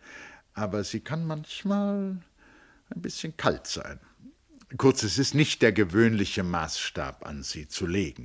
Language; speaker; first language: German; native; German